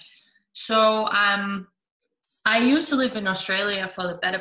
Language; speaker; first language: English; non-native, fluent; German